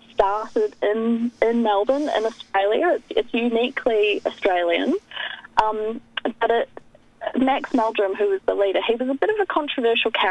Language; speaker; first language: English; native; English